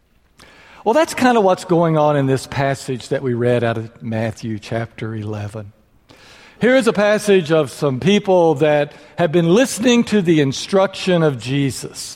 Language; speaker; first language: English; native; English